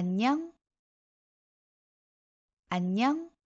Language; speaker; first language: Korean; non-native, learner; Spanish